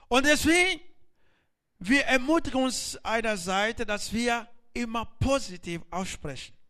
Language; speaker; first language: German; non-native, learner; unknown